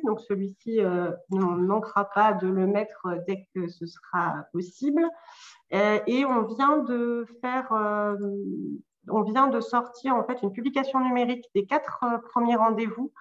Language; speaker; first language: French; native; French